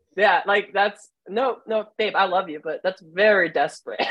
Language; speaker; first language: English; native; English